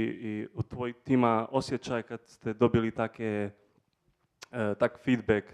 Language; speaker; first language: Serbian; early bilingual, heritage; Serbian